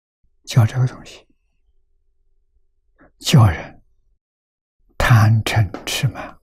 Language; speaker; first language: Chinese; native; Chinese